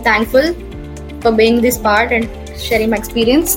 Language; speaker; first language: English; non-native, local second language; Telugu